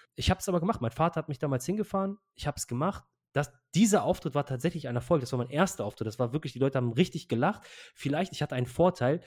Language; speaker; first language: German; early bilingual, other home language; Arabic